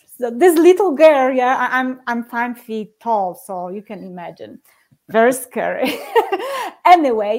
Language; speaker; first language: English; non-native, fluent; Polish